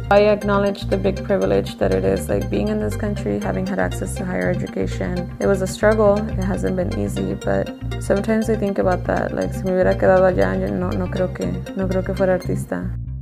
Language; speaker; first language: English; early bilingual, other home language; Spanish